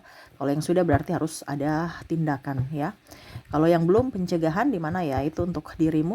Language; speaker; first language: Indonesian; native; Indonesian